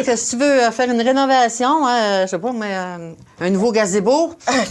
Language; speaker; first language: French; native; French